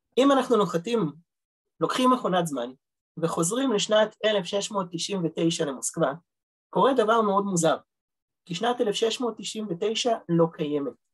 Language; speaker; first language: Hebrew; early bilingual, other home language; Russian